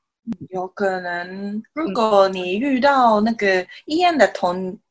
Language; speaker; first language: Chinese; non-native, learner; Japanese